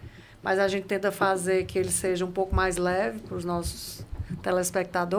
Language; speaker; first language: Portuguese; native; Portuguese